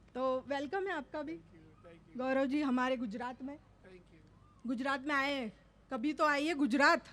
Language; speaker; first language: Hindi; non-native, local second language; Gujarati